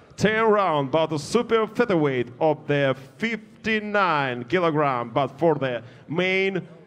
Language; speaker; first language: English; non-native, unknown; Russian